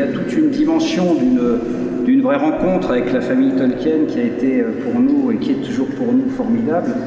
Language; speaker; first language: French; native; French